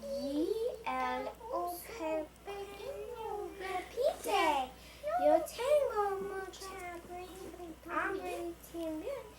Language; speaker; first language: Spanish; non-native, learner; English